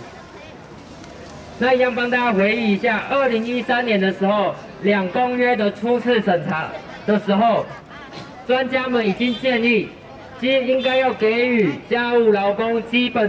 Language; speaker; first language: Chinese; native; Chinese